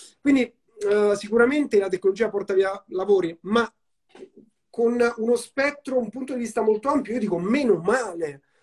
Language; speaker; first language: Italian; native; Italian